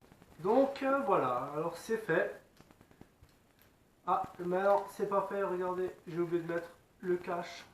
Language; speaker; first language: French; native; French